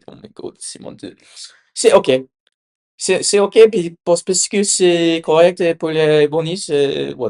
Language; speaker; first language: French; non-native, learner; English